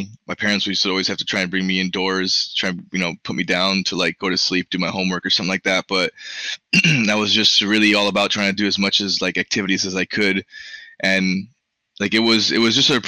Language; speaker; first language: English; early bilingual, other home language; Spanish